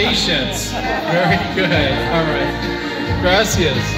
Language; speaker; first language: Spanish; non-native, learner; English